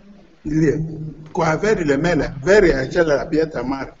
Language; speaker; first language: Romanian; non-native, learner; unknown